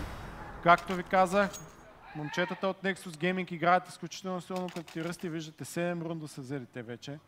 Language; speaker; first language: Bulgarian; native; Bulgarian